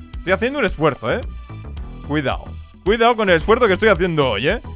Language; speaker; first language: Spanish; native; Spanish